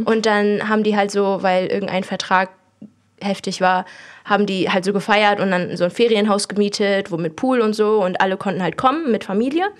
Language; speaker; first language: German; early bilingual, other home language; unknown